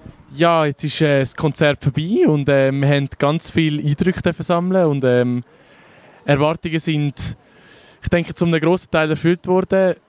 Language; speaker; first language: German; native; German